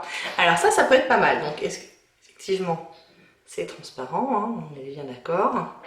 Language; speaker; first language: French; native; French